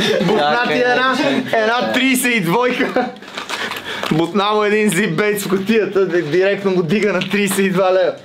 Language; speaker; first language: Bulgarian; native; Bulgarian